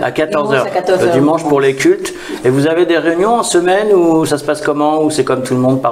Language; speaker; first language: French; native; French